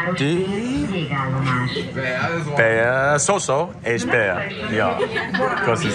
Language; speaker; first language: Hungarian; non-native, learner; English